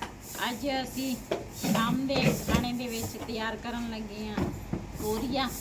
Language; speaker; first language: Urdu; non-native, local second language; Punjabi